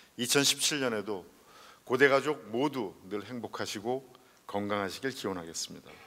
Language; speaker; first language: Korean; native; Korean